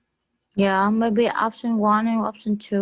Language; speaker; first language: English; non-native, learner; Vietnamese